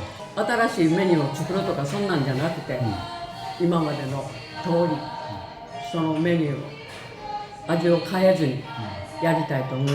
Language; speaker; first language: Japanese; native; Japanese